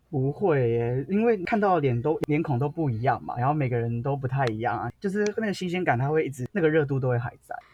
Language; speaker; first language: Chinese; native; Chinese